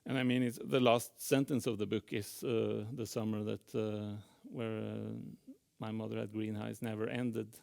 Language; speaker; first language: English; non-native, fluent; Norwegian